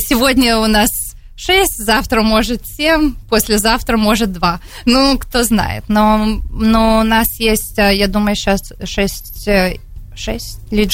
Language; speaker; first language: Russian; early bilingual, heritage; Russian